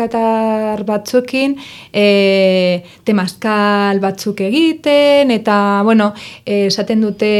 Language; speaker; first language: Basque; non-native, local second language; Spanish